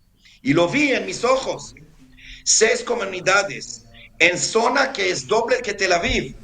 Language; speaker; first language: Spanish; non-native, fluent; Hebrew